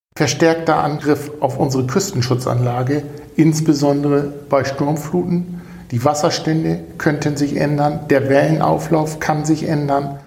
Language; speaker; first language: German; native; German